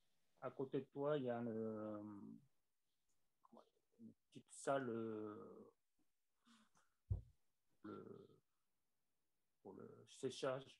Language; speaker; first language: French; non-native, learner; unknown